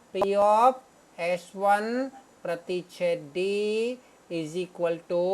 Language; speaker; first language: Hindi; non-native, local second language; Gujarati